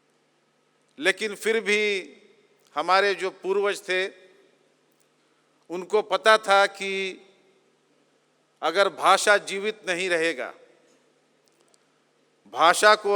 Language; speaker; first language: Hindi; native; Hindi